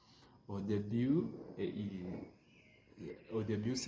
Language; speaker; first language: French; non-native, learner; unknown